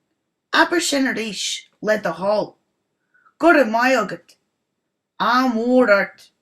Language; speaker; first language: Irish; non-native, local second language; English